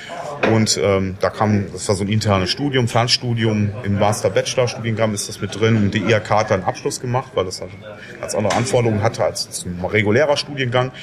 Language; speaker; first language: German; native; German